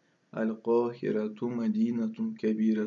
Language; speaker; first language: Arabic; non-native, fluent; Russian